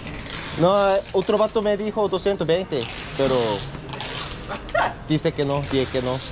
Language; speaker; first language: Spanish; non-native, learner; Korean